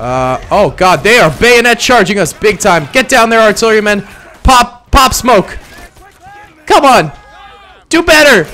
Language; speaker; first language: English; native; English